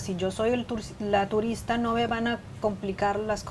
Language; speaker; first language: Spanish; non-native, fluent; Chinese